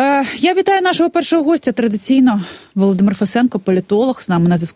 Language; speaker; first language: Ukrainian; native; Ukrainian